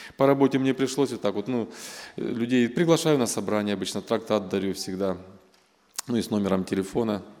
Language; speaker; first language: Russian; non-native, local second language; Armenian